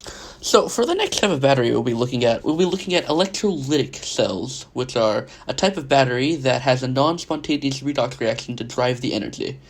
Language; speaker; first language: English; native; English